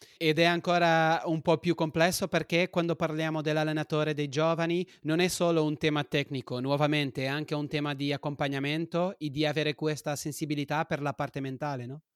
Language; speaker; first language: Italian; non-native, fluent; Portuguese